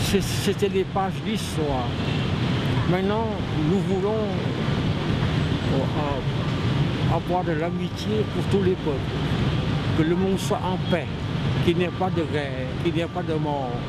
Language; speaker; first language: French; non-native, local second language; Vietnamese